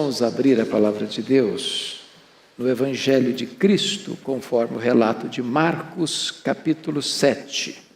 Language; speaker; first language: Portuguese; native; Portuguese